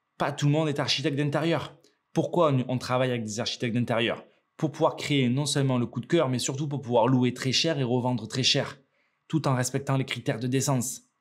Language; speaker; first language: French; native; French